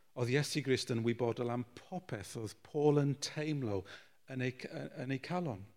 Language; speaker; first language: Welsh; non-native, local second language; English